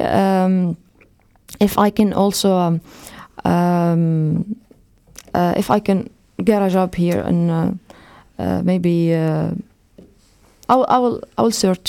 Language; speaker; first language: English; non-native, fluent; Arabic